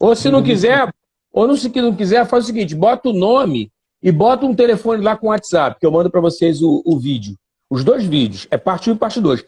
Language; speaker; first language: Portuguese; native; Portuguese